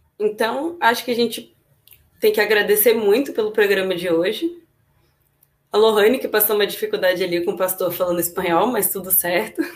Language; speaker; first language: Portuguese; native; Portuguese